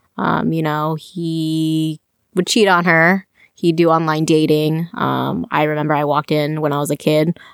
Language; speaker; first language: English; native; English